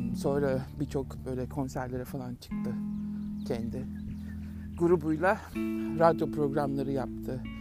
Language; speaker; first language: Turkish; native; Turkish